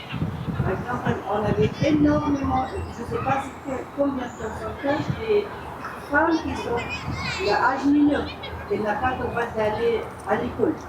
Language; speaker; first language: French; non-native, learner; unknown